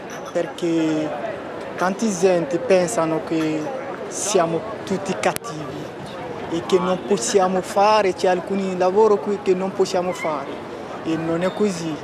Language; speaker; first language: Italian; non-native, fluent; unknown